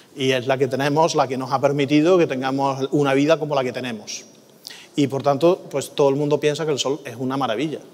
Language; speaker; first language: Spanish; native; Spanish